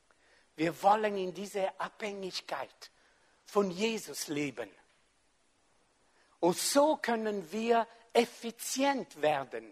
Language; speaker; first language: German; non-native, fluent; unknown